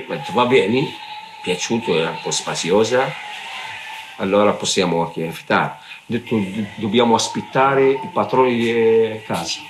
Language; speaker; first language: Italian; non-native, learner; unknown